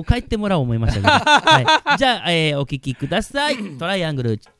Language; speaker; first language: Japanese; native; Japanese